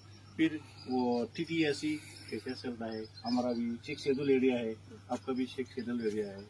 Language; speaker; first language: Hindi; non-native, local second language; Bodo